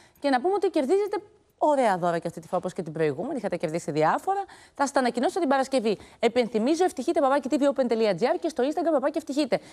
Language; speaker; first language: Greek; native; Greek